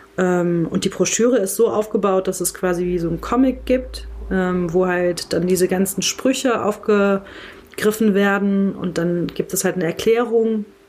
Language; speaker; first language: German; early bilingual, other home language; Kurdish